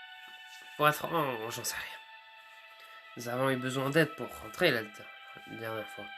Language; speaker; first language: French; native; French